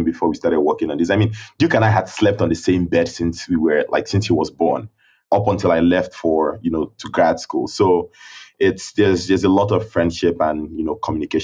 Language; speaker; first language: English; non-native, local second language; Igbo